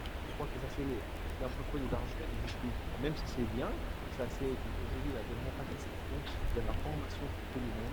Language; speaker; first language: French; non-native, fluent; Spanish